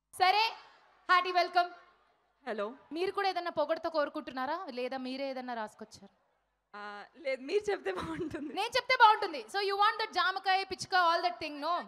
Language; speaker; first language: Telugu; native; Telugu